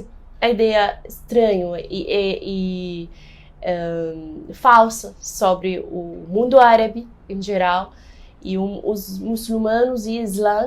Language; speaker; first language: Portuguese; non-native, fluent; Arabic